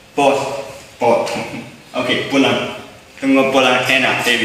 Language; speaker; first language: Indonesian; non-native, learner; Chinese